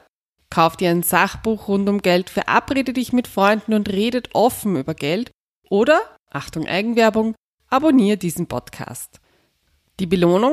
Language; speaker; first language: German; native; German